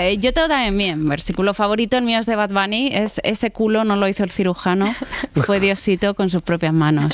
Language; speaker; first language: Spanish; native; Spanish